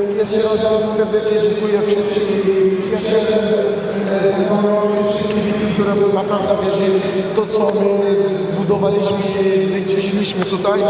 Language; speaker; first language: Polish; non-native, fluent; Portuguese